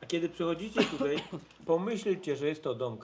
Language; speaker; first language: Polish; native; Polish